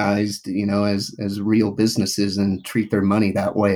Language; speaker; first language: English; native; English